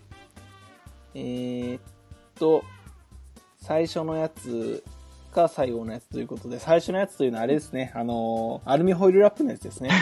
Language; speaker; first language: Japanese; native; Japanese